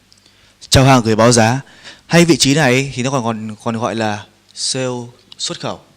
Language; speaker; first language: Vietnamese; native; Vietnamese